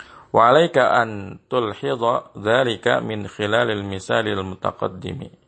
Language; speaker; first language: Arabic; non-native, fluent; Indonesian